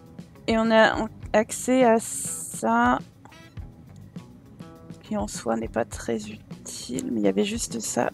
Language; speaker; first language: French; native; French